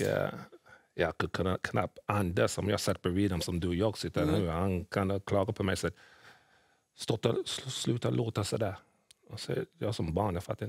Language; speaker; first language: Swedish; early bilingual, other home language; English